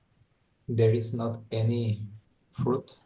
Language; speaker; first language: English; non-native, learner; Spanish